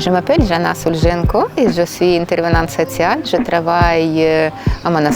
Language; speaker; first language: French; non-native, fluent; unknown